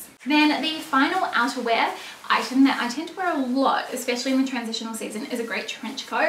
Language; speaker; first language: English; native; English